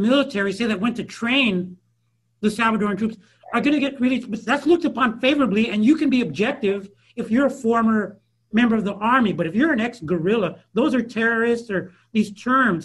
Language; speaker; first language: English; early bilingual, other home language; Spanish